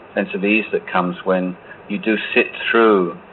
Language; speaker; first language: English; native; English